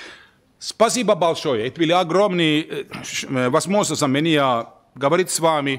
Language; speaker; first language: Russian; non-native, learner; Finnish